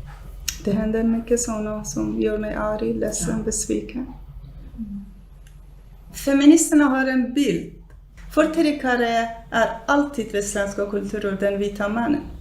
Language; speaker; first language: Swedish; non-native, fluent; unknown